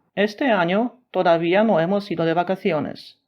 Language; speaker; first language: Spanish; non-native, fluent; Polish